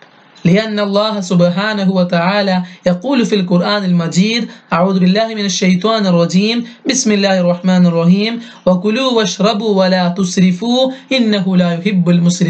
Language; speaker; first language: Arabic; non-native, fluent; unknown